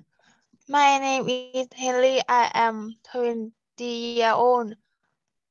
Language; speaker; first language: English; non-native, learner; Lao